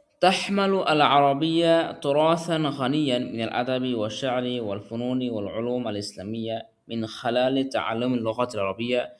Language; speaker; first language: Arabic; non-native, fluent; Bangla